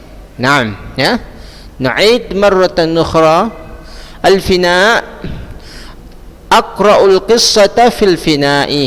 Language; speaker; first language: Arabic; non-native, fluent; Indonesian